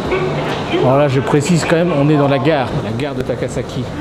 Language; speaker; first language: French; native; French